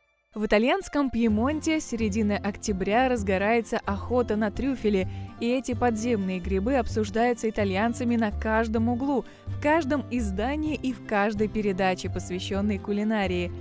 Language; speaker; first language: Russian; native; Russian